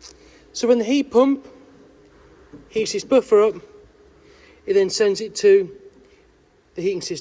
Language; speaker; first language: English; native; English